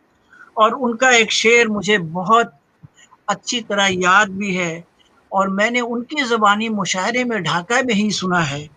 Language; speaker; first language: Urdu; native; Urdu